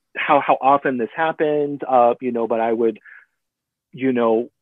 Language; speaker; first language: English; native; English